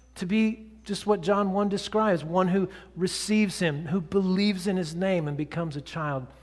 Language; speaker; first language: English; native; English